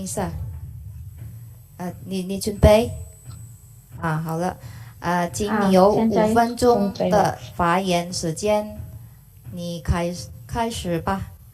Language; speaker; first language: Chinese; non-native, learner; Indonesian